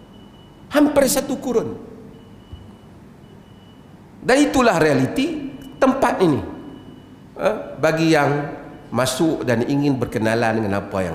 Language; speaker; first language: Malay; native; Malay